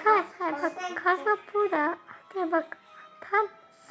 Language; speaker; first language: Turkish; early bilingual, heritage; Turkish